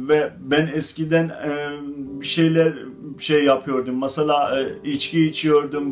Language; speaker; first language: Turkish; non-native, fluent; Azerbaijani